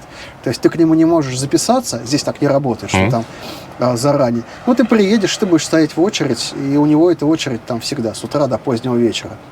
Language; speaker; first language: Russian; native; Russian